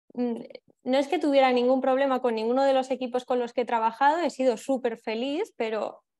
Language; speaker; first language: Spanish; native; Spanish